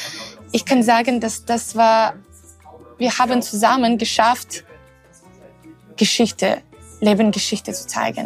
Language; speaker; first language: German; non-native, learner; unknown